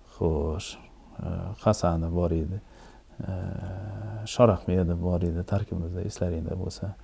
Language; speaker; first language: Uzbek; native; Uzbek